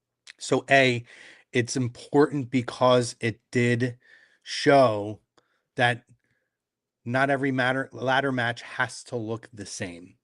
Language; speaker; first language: English; native; English